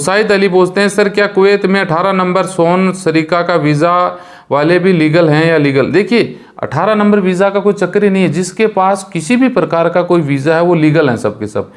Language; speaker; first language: Hindi; native; Hindi